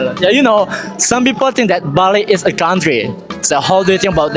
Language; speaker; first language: English; non-native, learner; Indonesian